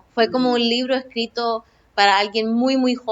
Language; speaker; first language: Spanish; early bilingual, other home language; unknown